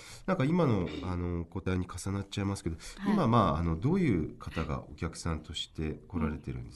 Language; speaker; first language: Japanese; native; Japanese